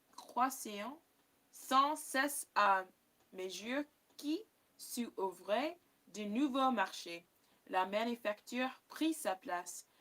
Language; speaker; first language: French; non-native, learner; English